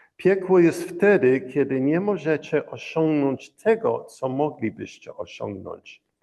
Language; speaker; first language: Polish; early bilingual, heritage; Polish